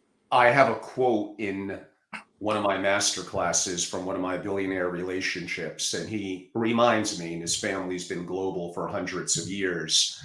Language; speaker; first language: English; native; English